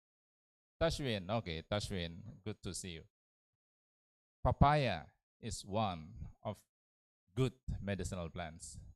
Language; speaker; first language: English; non-native, learner; Indonesian